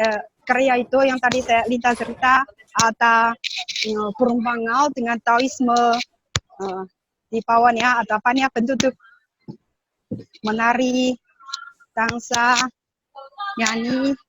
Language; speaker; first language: Indonesian; non-native, learner; Chinese